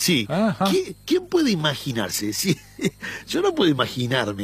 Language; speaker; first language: Spanish; native; Spanish